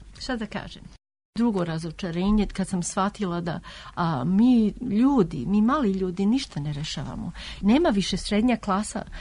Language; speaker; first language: Serbian; early bilingual, heritage; Serbian